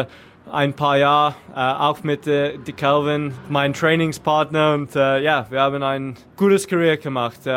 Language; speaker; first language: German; non-native, learner; English